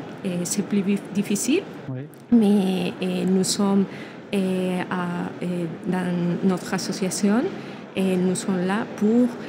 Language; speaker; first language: French; non-native, learner; Spanish